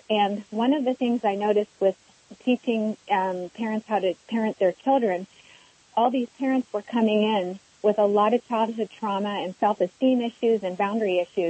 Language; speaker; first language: English; native; English